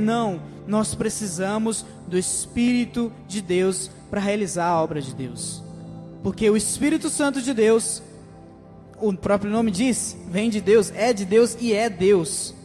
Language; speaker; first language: Portuguese; native; Portuguese